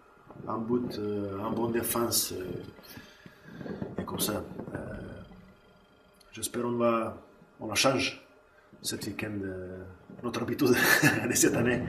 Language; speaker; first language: French; non-native, learner; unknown